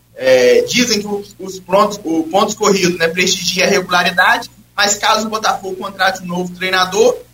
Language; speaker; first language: Portuguese; native; Portuguese